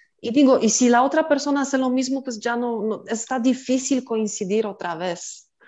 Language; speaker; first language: Spanish; non-native, fluent; Polish